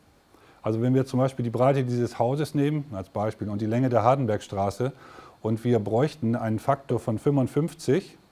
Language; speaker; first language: German; native; German